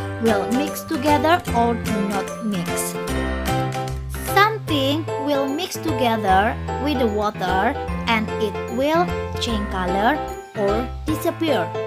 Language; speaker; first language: English; non-native, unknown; Indonesian